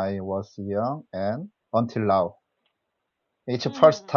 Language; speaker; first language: English; non-native, learner; Korean